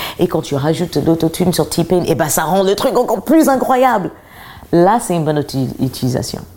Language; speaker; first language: French; early bilingual, other home language; English